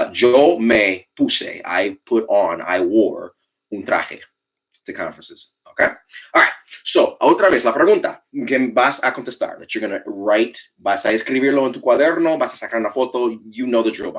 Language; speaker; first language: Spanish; non-native, fluent; English